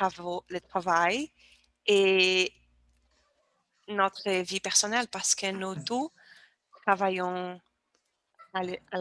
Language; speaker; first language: French; non-native, learner; Portuguese